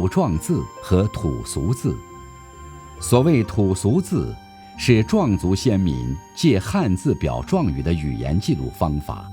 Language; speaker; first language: Chinese; native; Chinese